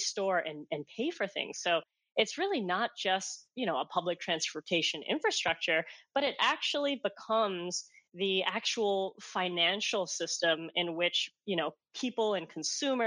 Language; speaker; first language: English; non-native, local second language; Cantonese